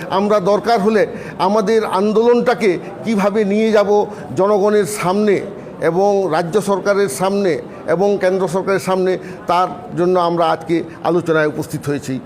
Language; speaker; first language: Bangla; non-native, local second language; Santali